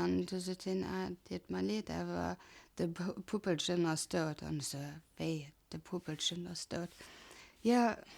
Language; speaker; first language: German; non-native, local second language; Luxembourgish